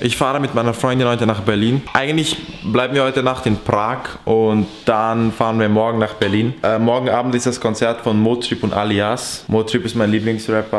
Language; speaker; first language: German; early bilingual, other home language; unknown